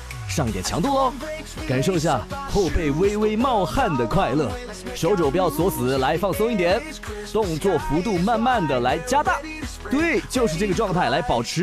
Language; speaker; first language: Chinese; native; Chinese